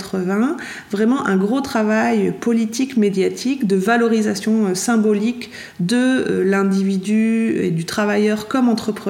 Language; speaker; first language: French; native; French